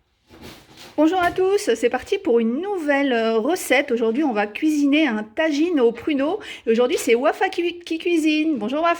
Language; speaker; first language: French; native; French